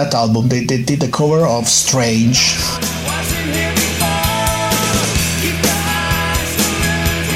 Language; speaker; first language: English; non-native, fluent; Italian